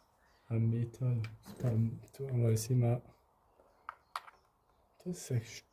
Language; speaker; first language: French; native; French